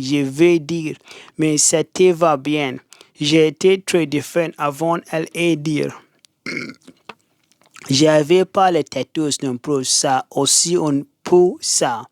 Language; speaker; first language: French; non-native, learner; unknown